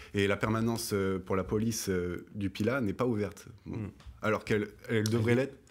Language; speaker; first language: French; native; French